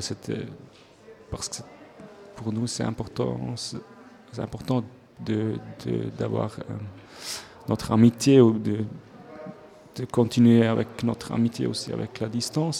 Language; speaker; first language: French; non-native, local second language; Swiss German